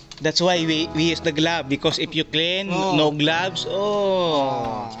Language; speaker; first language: English; non-native, learner; Filipino